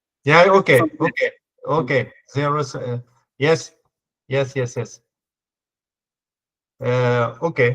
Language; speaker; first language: English; non-native, learner; French